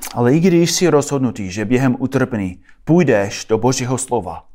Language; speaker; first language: Czech; non-native, fluent; English